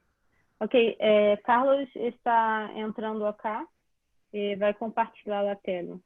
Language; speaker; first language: Portuguese; non-native, learner; Spanish